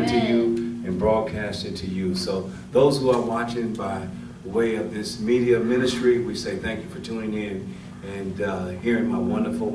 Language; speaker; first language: English; native; English